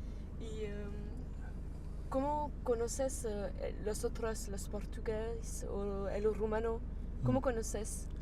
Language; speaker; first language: Spanish; non-native, learner; French